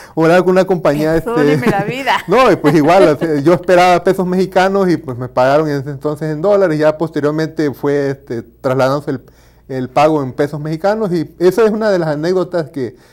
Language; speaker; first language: Spanish; native; Spanish